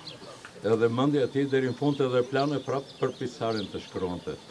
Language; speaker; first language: Albanian; native; Albanian